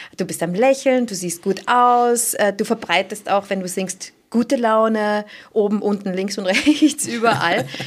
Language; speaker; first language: German; native; German